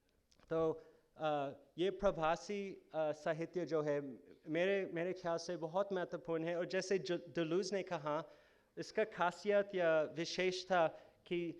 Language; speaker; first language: Hindi; non-native, fluent; English